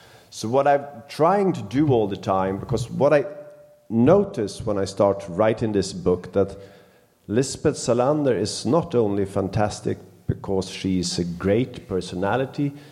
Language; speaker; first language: English; non-native, fluent; Swedish